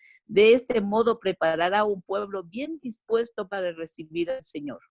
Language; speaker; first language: Spanish; native; Spanish